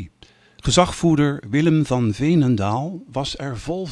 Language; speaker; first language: Dutch; native; Dutch